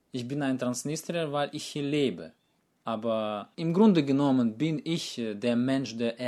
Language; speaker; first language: German; non-native, fluent; Russian